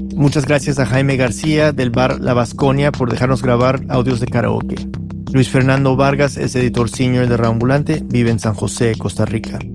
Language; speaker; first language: Spanish; early bilingual, heritage; Spanish